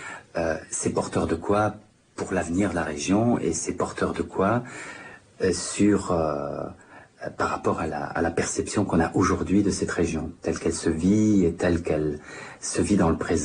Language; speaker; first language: French; native; French